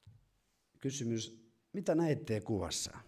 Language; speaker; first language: Finnish; non-native, fluent; Spanish